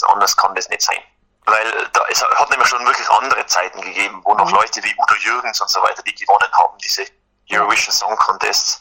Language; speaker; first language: German; native; German